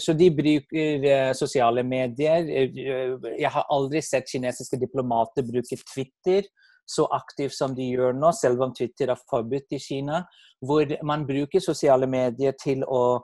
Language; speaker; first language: Norwegian; non-native, fluent; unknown